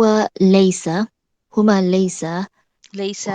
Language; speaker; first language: Arabic; non-native, learner; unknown